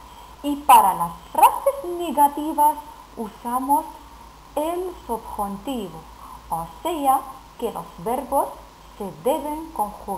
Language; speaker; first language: Spanish; non-native, fluent; Arabic